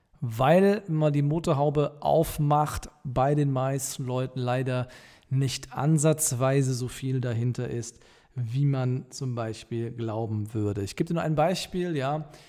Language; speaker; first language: German; native; German